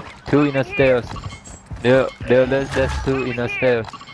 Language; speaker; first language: English; non-native, learner; Chinese